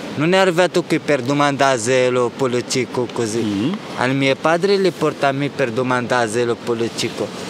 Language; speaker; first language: Italian; non-native, learner; Arabic